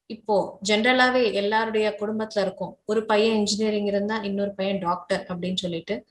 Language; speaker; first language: Tamil; native; Tamil